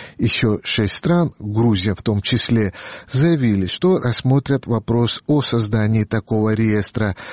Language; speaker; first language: Russian; non-native, local second language; Georgian